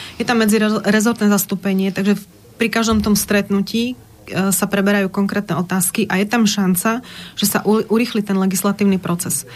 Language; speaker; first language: Slovak; native; Slovak